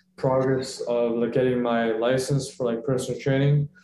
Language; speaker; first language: English; early bilingual, other home language; Korean